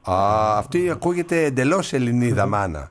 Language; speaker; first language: Greek; native; Greek